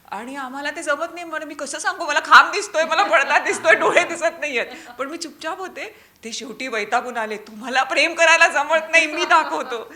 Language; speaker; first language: Marathi; native; Marathi